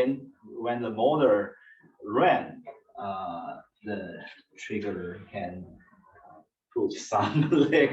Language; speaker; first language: English; non-native, learner; Chinese